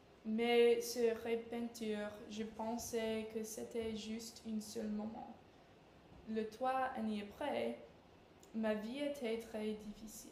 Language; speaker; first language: French; non-native, learner; English